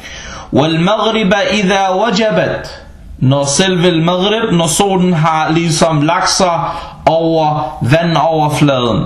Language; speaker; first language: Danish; non-native, fluent; Arabic